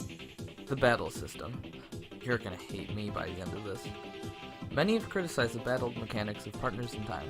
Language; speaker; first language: English; native; English